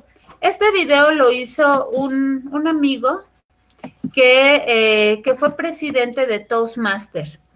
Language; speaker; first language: Spanish; native; Spanish